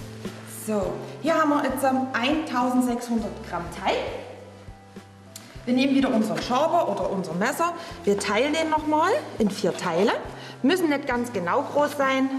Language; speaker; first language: German; native; German